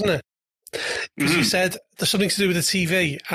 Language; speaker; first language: English; native; English